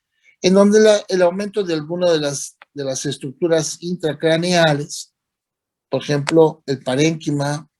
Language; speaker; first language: Spanish; native; Spanish